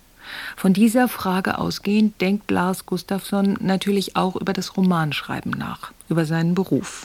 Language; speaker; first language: German; native; German